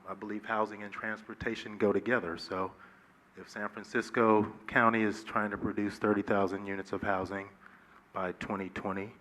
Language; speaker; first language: English; native; English